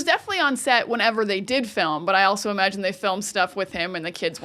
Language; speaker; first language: English; native; English